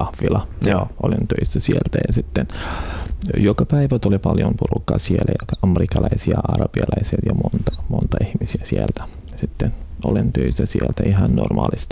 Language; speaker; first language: Finnish; non-native, learner; Arabic